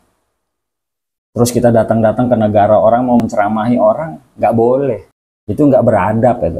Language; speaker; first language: Indonesian; native; Indonesian